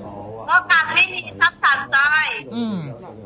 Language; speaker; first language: Cantonese; non-native, learner; Indonesian